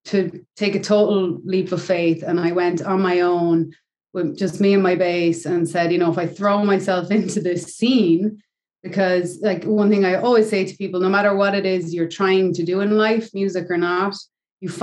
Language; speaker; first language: English; native; English